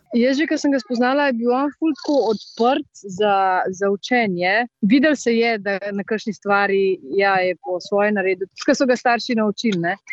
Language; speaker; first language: Slovenian; native; Slovenian